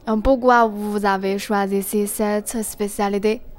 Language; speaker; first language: French; non-native, learner; Chinese